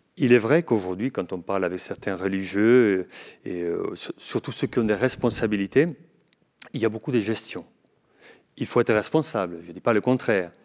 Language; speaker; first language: French; non-native, fluent; Spanish